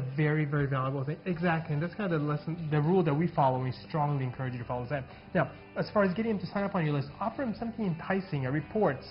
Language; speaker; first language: English; native; English